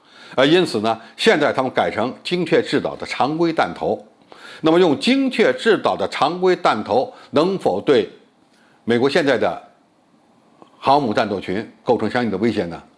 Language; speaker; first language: Chinese; native; Chinese